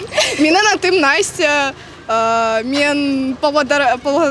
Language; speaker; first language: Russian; native; Russian